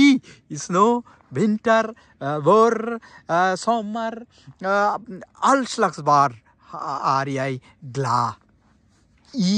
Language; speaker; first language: Norwegian; non-native, fluent; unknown